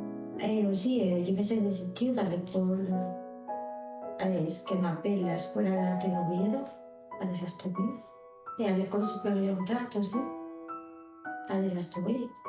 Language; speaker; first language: French; non-native, fluent; Spanish